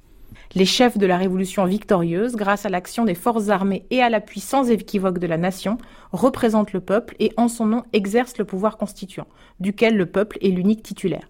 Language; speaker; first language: French; native; French